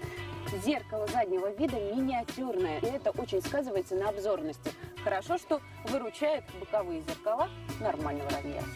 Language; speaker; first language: Russian; native; Russian